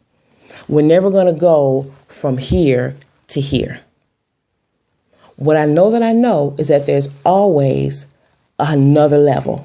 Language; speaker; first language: English; native; English